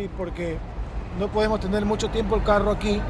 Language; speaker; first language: Spanish; native; Spanish